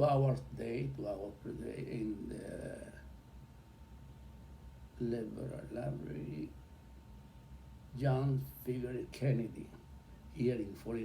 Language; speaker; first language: English; non-native, learner; Spanish